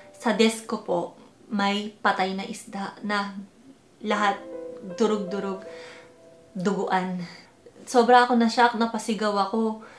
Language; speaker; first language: Filipino; early bilingual, heritage; Filipino